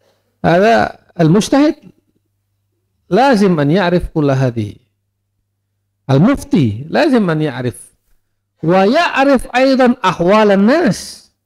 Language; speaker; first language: Arabic; non-native, fluent; Indonesian